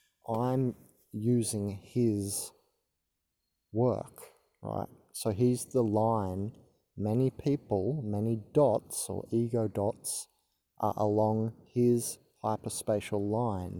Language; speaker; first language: English; native; English